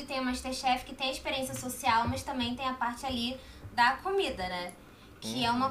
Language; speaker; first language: Portuguese; native; Portuguese